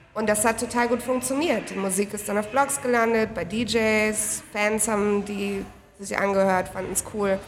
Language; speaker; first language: German; native; German